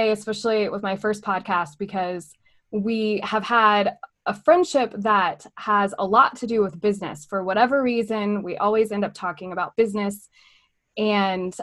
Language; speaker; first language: English; native; English